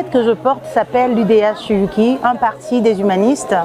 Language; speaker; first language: French; non-native, local second language; Lingala